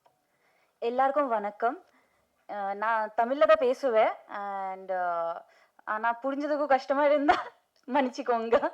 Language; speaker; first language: Tamil; non-native, fluent; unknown